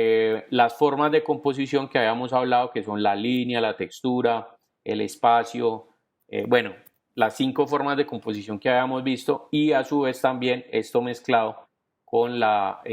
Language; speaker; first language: Spanish; native; Spanish